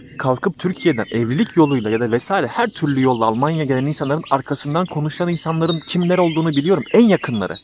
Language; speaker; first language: Turkish; native; Turkish